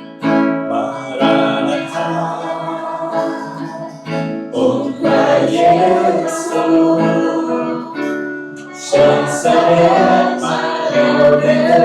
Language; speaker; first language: Thai; native; Thai